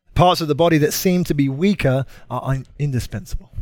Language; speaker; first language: English; native; English